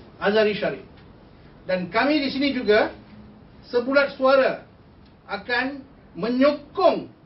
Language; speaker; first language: Malay; non-native, local second language; Tamil